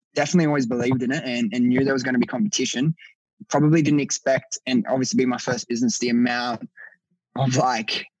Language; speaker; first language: English; native; English